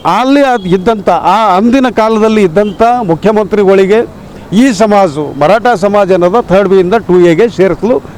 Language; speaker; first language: Kannada; non-native, local second language; Marathi